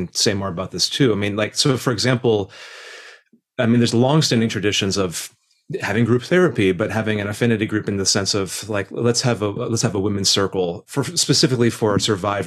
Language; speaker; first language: English; native; English